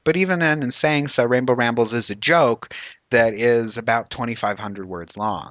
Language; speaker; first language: English; native; English